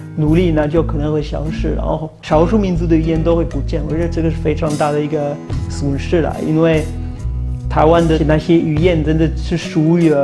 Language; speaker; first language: Chinese; non-native, fluent; French